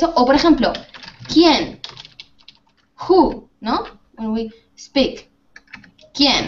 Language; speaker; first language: Spanish; native; Spanish